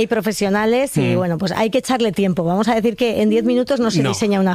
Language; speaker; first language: Spanish; native; Spanish